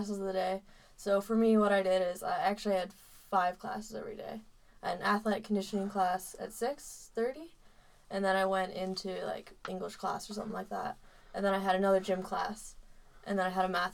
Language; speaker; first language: English; native; English